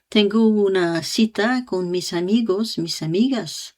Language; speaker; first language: Spanish; non-native, learner; French